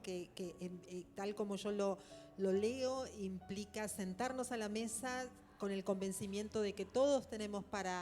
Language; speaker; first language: Spanish; native; Spanish